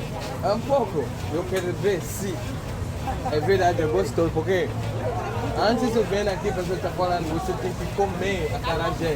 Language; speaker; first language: Portuguese; non-native, learner; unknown